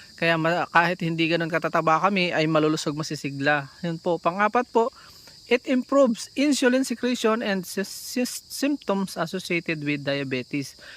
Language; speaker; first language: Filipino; native; Filipino